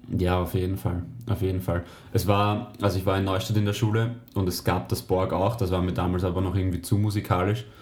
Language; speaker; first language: German; native; German